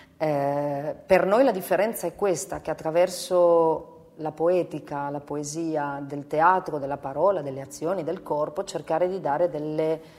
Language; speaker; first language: Italian; non-native, fluent; Spanish